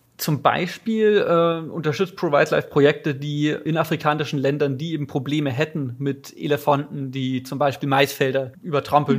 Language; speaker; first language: German; native; German